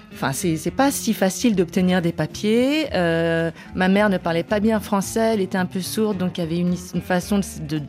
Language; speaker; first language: French; early bilingual, other home language; Spanish